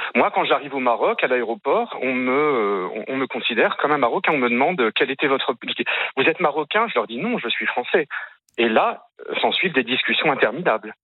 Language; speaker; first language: French; early bilingual, other home language; Arabic